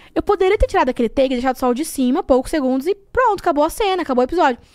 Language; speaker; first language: Portuguese; native; Portuguese